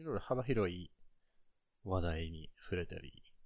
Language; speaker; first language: Japanese; non-native, fluent; English